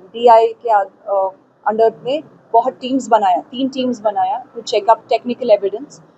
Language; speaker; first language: Hindi; non-native, local second language; Telugu